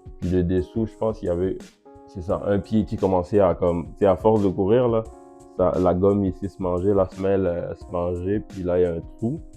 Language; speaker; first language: French; native; French